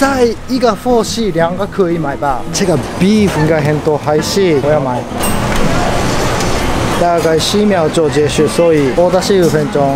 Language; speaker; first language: Chinese; non-native, fluent; Japanese